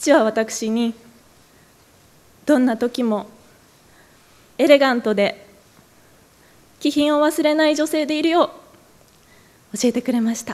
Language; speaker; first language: Japanese; native; Japanese